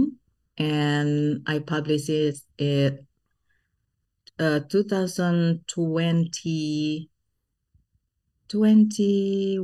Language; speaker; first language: English; non-native, fluent; Sundanese